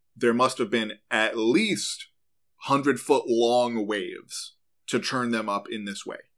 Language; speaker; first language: English; native; English